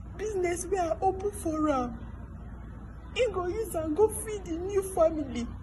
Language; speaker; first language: Nigerian Pidgin; native; Nigerian Pidgin